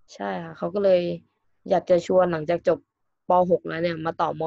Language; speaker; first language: Thai; native; Thai